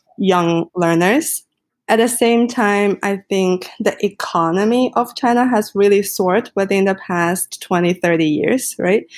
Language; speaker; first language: English; non-native, fluent; Chinese